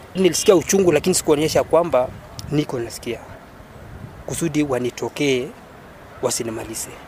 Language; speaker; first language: Swahili; non-native, local second language; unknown